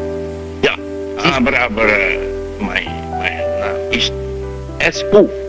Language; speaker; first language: German; non-native, fluent; Javanese